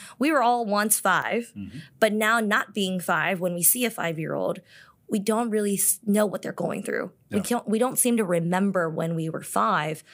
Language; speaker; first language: English; early bilingual, other home language; Korean